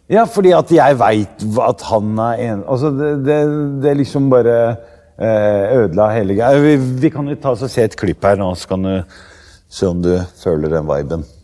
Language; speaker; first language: Norwegian; early bilingual, other home language; Arabic